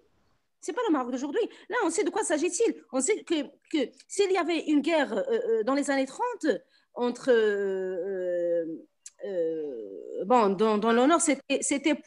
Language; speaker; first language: French; non-native, local second language; Arabic